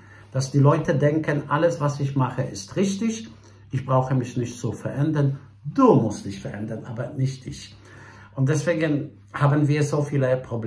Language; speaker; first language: German; non-native, fluent; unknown